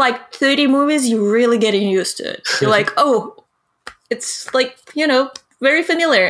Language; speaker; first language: English; non-native, fluent; Russian